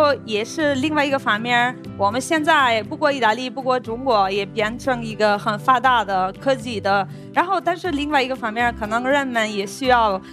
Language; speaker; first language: Chinese; non-native, fluent; Italian